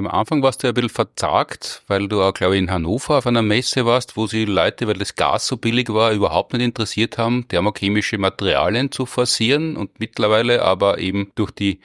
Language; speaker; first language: German; native; German